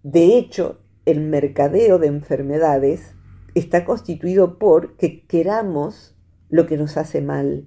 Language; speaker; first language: Spanish; native; Spanish